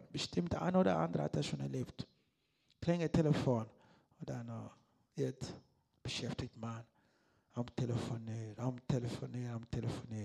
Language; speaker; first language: German; non-native, learner; Lingala